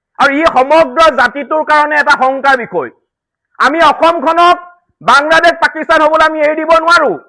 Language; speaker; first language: Assamese; native; Assamese